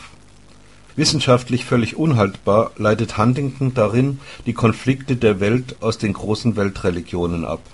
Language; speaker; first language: German; native; German